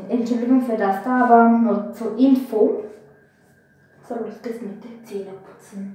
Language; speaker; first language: German; non-native, learner; Bulgarian